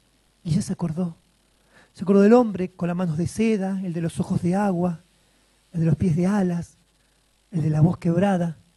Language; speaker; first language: Spanish; native; Spanish